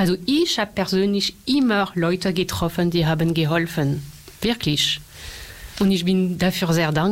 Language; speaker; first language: German; non-native, fluent; French